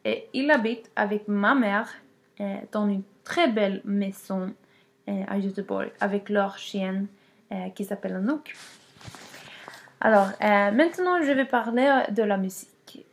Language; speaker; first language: French; non-native, learner; Swedish